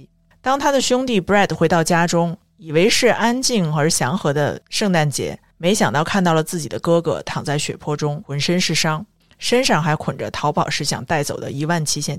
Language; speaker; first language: Chinese; native; Chinese